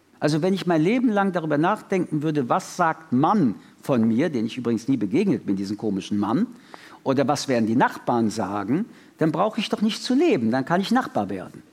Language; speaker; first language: German; early bilingual, other home language; French